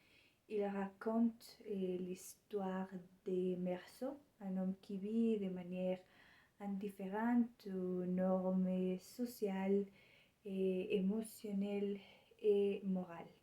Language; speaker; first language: French; non-native, learner; Spanish